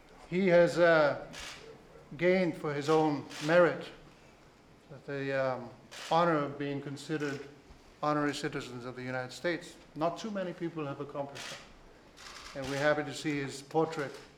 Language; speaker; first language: English; non-native, fluent; Spanish